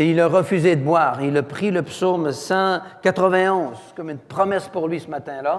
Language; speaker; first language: French; native; French